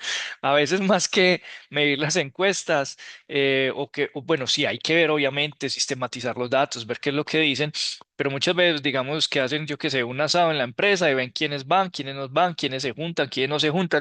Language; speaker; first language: Spanish; native; Spanish